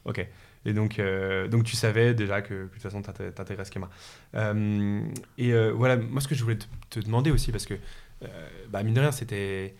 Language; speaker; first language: French; native; French